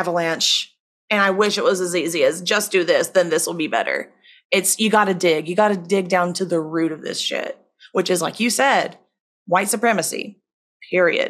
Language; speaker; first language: English; native; English